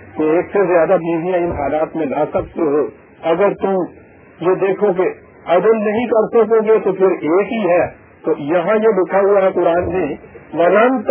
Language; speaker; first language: Urdu; non-native, local second language; Punjabi